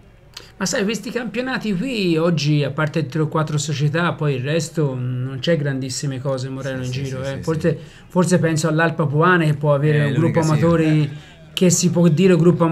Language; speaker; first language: Italian; native; Italian